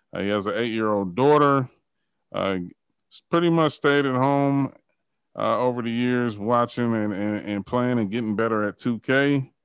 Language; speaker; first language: English; native; English